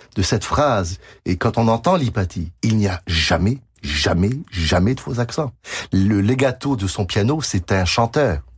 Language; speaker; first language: French; native; French